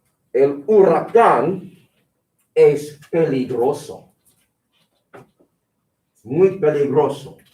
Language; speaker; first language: Spanish; non-native, fluent; English